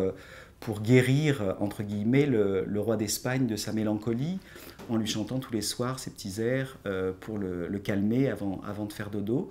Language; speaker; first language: French; native; French